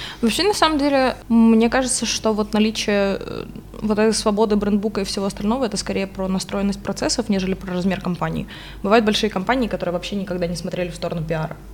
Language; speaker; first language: Russian; non-native, local second language; Ukrainian